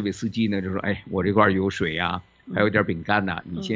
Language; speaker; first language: Chinese; native; Chinese